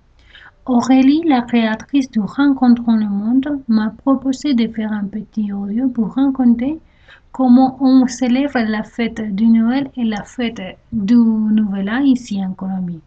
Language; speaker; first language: French; non-native, learner; Spanish